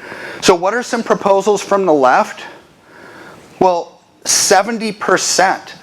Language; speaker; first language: English; native; English